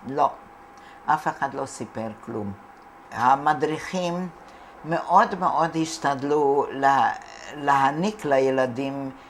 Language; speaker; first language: Hebrew; non-native, fluent; Hungarian